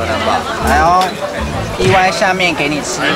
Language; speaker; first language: Chinese; native; Chinese